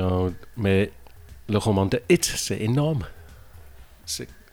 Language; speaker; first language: French; non-native, learner; English